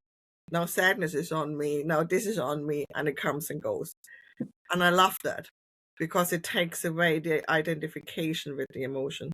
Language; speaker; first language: English; non-native, fluent; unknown